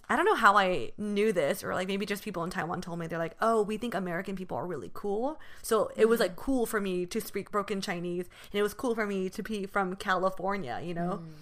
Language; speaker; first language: English; early bilingual, other home language; Chinese